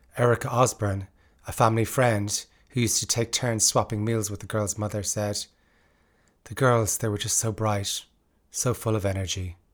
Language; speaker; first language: English; native; English